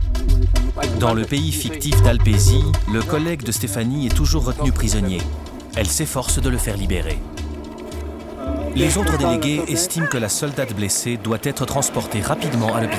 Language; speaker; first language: French; native; French